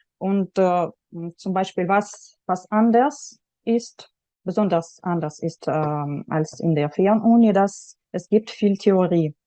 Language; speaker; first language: German; non-native, fluent; Russian